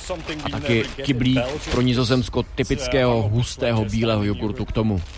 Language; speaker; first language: Czech; native; Czech